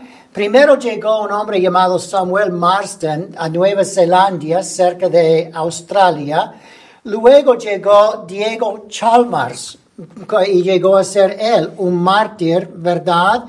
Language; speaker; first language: Spanish; non-native, fluent; English